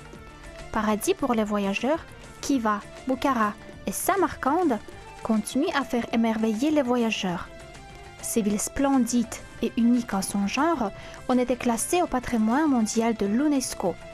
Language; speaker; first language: French; non-native, fluent; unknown